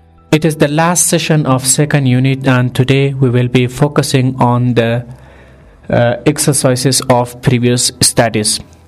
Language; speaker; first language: English; non-native, fluent; Persian